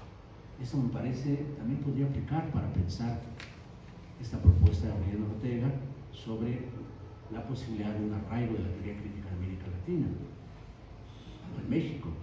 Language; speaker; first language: Spanish; native; Spanish